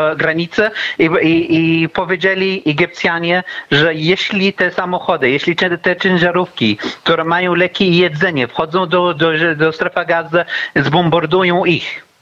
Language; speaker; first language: Polish; non-native, learner; Arabic